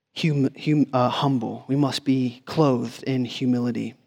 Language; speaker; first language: English; native; English